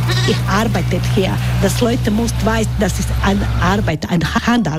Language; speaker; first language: German; non-native, learner; Croatian